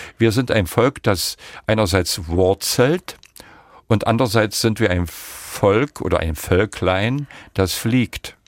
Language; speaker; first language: German; non-native, local second language; Upper Sorbian